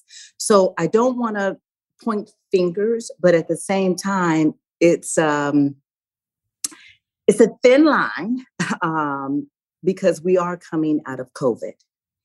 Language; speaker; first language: English; native; English